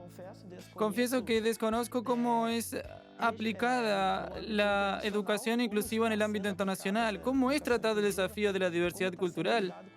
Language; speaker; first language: Spanish; non-native, fluent; Portuguese